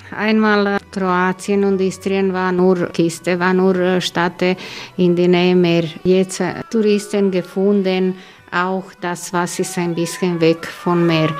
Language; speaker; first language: German; non-native, learner; Croatian